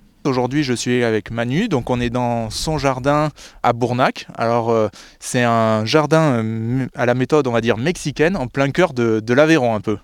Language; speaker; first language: French; native; French